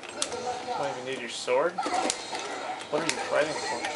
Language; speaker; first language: English; native; English